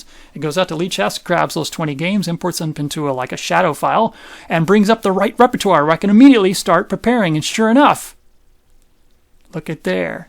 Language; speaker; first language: English; native; English